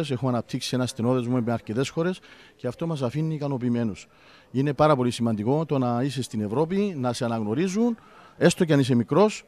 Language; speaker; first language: Greek; native; Greek